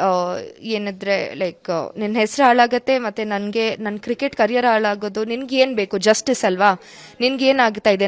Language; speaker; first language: Kannada; non-native, local second language; Kodava